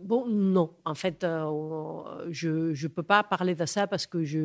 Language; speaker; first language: French; non-native, fluent; Catalan